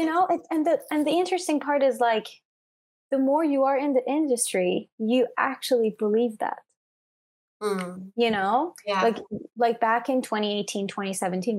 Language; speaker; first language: English; non-native, fluent; Persian